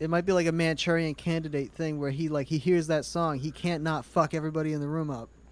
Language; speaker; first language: English; native; English